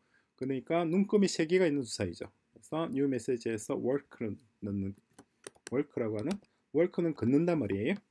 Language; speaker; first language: Korean; native; Korean